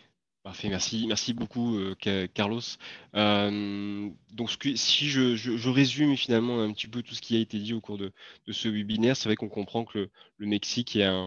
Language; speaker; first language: French; native; French